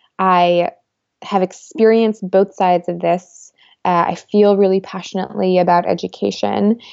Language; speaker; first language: English; early bilingual, other home language; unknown